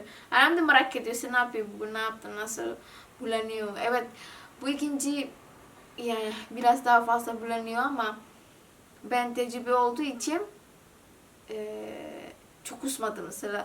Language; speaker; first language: Turkish; non-native, learner; Indonesian